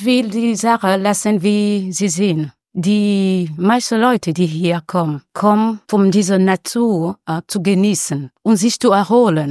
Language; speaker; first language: German; non-native, learner; French